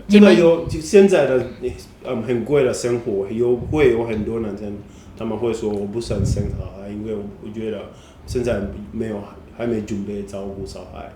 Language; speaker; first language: Chinese; non-native, fluent; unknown